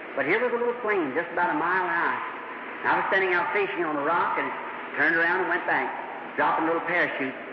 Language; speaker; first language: English; native; English